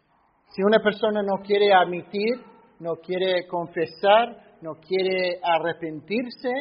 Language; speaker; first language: Spanish; non-native, fluent; English